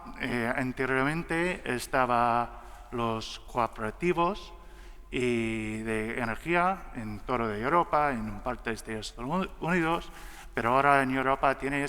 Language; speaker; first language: Spanish; non-native, learner; English